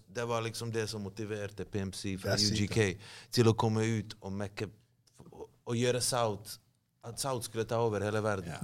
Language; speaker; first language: Norwegian; early bilingual, other home language; Bosnian